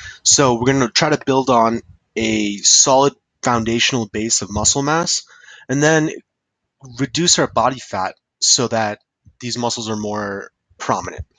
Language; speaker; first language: English; native; English